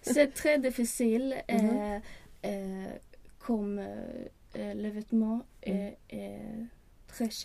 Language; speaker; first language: French; non-native, learner; Swedish